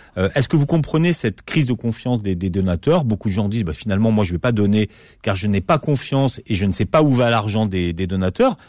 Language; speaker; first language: French; native; French